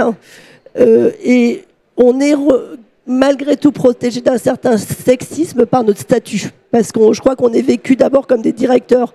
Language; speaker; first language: French; native; French